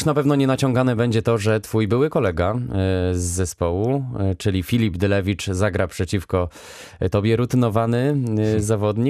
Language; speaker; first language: Polish; native; Polish